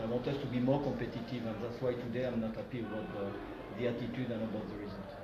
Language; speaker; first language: English; non-native, fluent; French